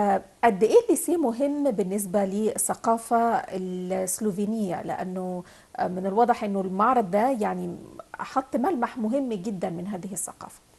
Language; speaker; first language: Arabic; native; Arabic